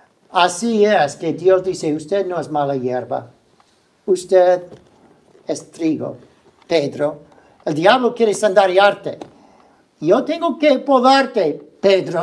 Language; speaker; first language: Spanish; non-native, fluent; English